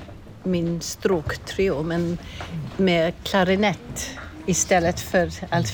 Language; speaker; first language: Swedish; non-native, fluent; English